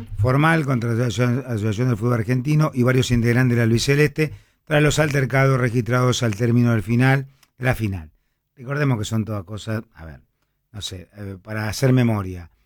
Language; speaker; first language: Spanish; native; Spanish